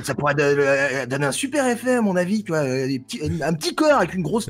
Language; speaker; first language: French; native; French